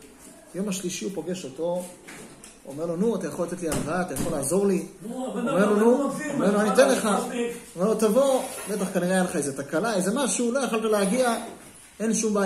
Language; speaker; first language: Hebrew; native; Hebrew